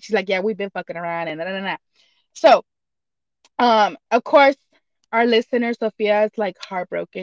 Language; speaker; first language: English; early bilingual, other home language; Spanish